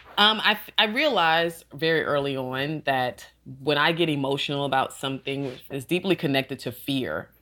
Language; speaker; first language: English; native; English